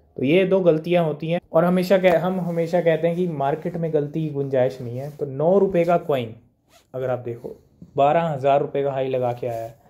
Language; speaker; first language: Hindi; native; Hindi